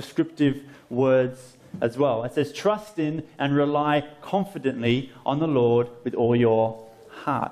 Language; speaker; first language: English; native; English